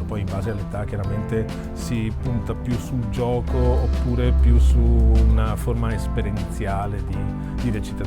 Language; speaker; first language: Italian; native; Italian